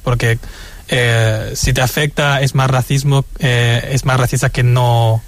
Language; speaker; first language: Spanish; early bilingual, other home language; Chinese